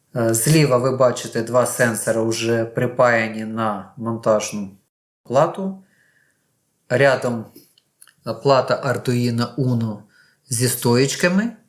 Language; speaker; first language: Ukrainian; non-native, local second language; Russian